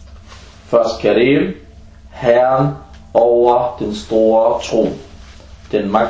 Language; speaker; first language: Danish; early bilingual, other home language; Arabic